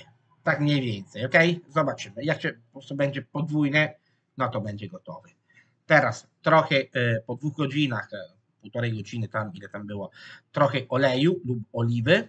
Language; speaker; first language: Polish; non-native, fluent; Italian